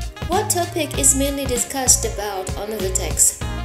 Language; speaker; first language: English; non-native, fluent; Indonesian